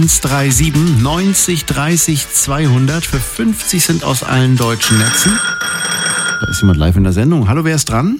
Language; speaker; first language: German; native; German